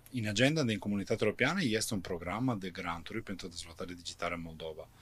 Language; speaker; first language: Romanian; non-native, fluent; Italian